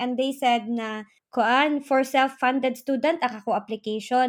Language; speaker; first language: English; non-native, local second language; Surigaonon